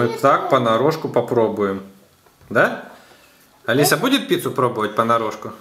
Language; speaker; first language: Russian; native; Russian